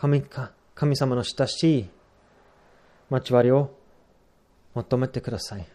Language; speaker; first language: Japanese; non-native, fluent; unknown